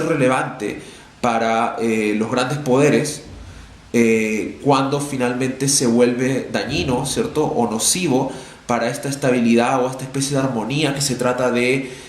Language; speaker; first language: Spanish; native; Spanish